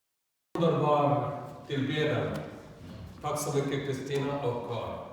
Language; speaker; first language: Swedish; non-native, learner; Urdu